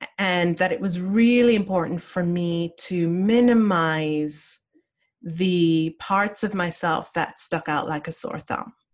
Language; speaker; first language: English; native; English